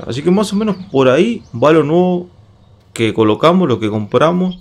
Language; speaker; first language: Spanish; native; Spanish